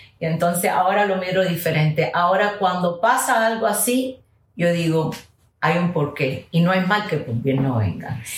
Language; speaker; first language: Spanish; early bilingual, heritage; English